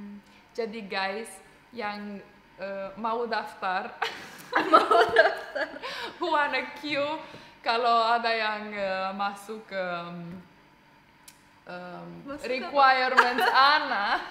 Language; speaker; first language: Indonesian; non-native, fluent; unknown